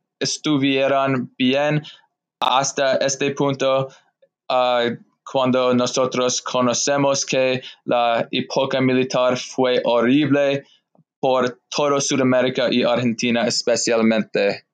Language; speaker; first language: Spanish; non-native, learner; English